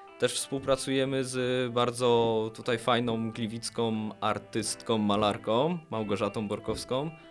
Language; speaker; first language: Polish; native; Polish